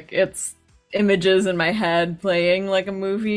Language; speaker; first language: English; non-native, local second language; Filipino